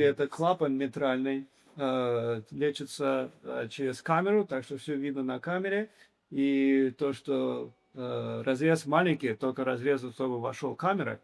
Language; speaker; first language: Russian; early bilingual, heritage; English